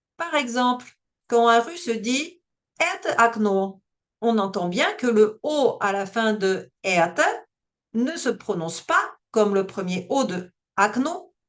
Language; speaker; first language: French; native; French